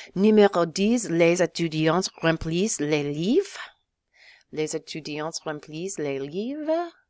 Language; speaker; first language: French; non-native, fluent; English